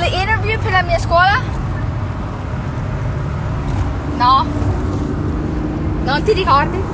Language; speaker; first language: Italian; non-native, learner; English